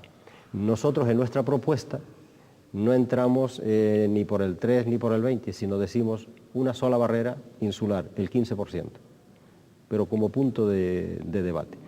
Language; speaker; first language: Spanish; native; Spanish